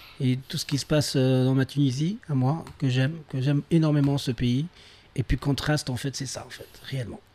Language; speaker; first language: French; non-native, local second language; Arabic